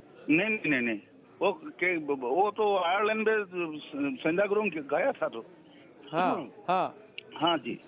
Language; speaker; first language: Hindi; non-native, local second language; Assamese